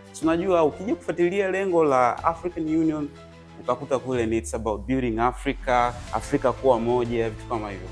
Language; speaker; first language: Swahili; native; Swahili